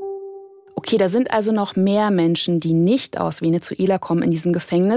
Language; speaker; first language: German; native; German